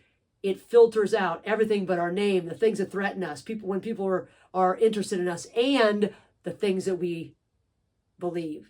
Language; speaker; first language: English; native; English